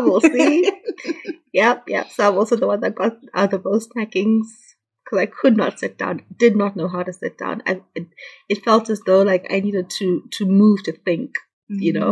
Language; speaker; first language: English; non-native, local second language; Shona